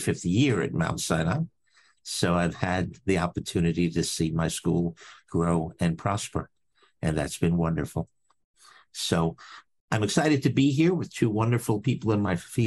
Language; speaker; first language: English; native; English